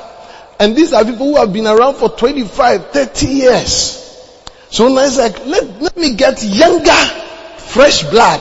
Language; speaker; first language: English; non-native, local second language; Akan